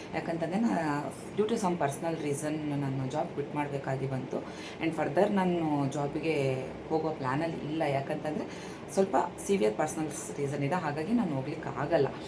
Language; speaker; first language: Kannada; non-native, local second language; Tulu